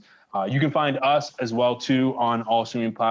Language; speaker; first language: English; native; English